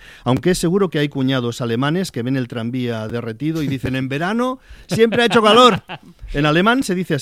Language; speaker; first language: Spanish; native; Spanish